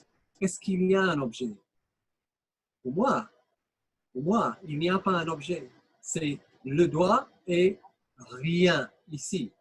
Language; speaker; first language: French; non-native, fluent; English